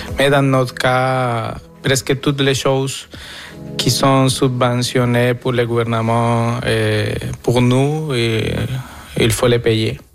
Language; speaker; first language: French; non-native, fluent; Spanish